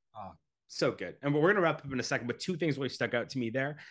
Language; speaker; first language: English; native; English